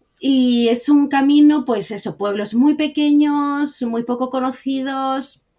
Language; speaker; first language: Spanish; native; Spanish